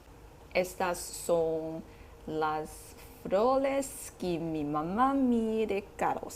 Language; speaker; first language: Spanish; non-native, learner; Chinese